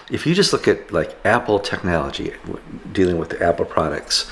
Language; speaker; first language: English; native; English